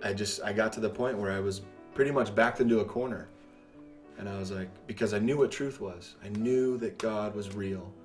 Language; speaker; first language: English; native; English